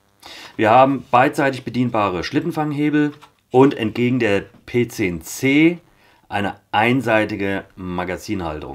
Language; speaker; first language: German; native; German